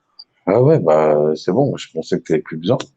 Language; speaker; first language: French; native; French